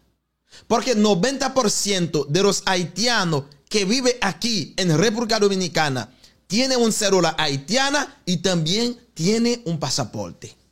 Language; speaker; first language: Spanish; non-native, fluent; Haitian Creole